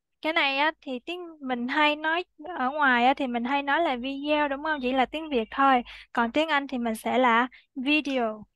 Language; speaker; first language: Vietnamese; native; Vietnamese